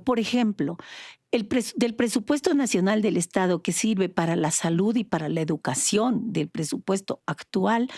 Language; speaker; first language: Spanish; native; Spanish